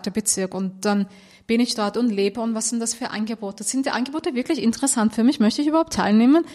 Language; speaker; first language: German; early bilingual, other home language; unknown